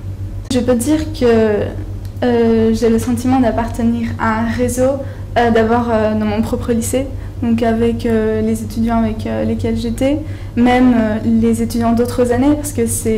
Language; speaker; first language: French; non-native, fluent; Spanish